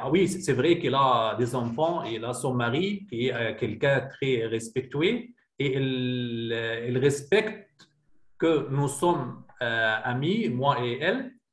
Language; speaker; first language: French; non-native, learner; Arabic